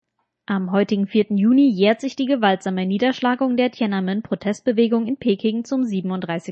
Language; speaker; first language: German; native; German